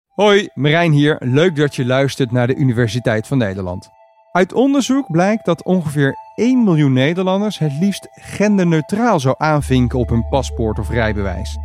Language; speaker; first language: Dutch; native; Dutch